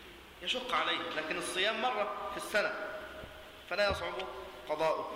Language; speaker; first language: Arabic; native; Arabic